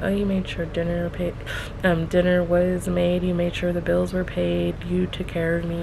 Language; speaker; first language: English; native; English